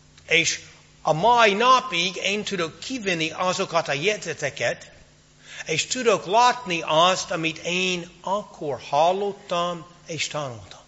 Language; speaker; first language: Hungarian; non-native, fluent; English